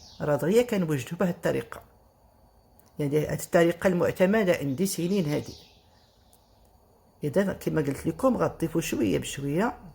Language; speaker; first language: Arabic; native; Arabic